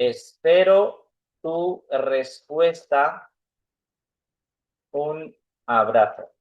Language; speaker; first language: Spanish; non-native, fluent; Urdu